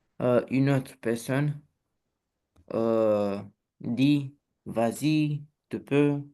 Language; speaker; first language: French; non-native, learner; Romanian